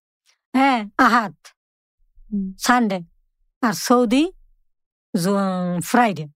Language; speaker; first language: Arabic; non-native, learner; Bangla